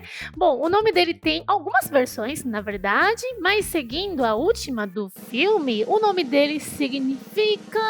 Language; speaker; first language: Portuguese; non-native, fluent; Chinese